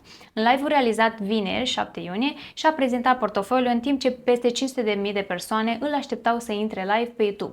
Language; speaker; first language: Romanian; native; Romanian